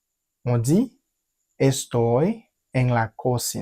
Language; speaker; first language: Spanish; non-native, fluent; French